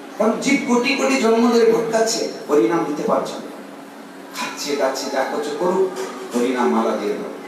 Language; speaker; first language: Bangla; non-native, local second language; Hindi